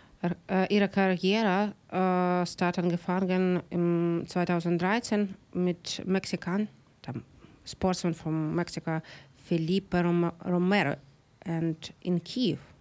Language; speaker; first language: German; non-native, learner; Ukrainian